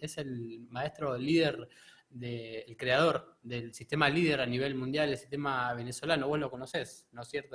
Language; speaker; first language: Spanish; native; Spanish